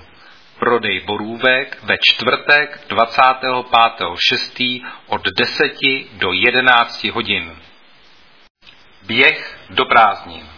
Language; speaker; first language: Czech; native; Czech